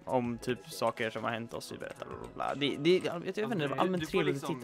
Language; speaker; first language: Swedish; native; Swedish